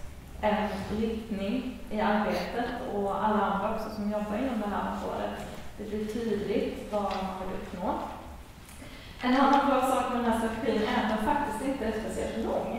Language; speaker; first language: Swedish; native; Swedish